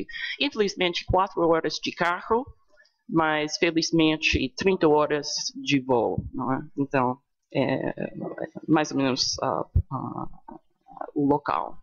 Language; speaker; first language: Portuguese; non-native, fluent; English